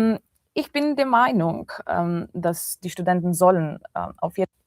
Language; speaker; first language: German; non-native, fluent; Slovenian